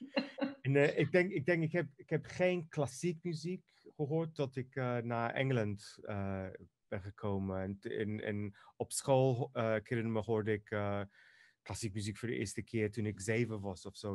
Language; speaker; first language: Dutch; non-native, fluent; Greek